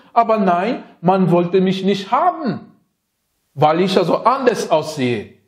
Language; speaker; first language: German; non-native, fluent; French